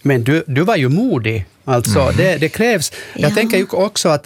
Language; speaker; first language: Swedish; non-native, local second language; Finnish